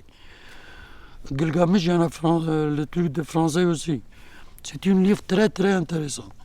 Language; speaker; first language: French; non-native, learner; Kurdish